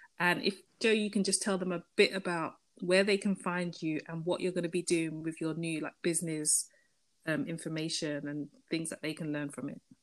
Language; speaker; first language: English; native; English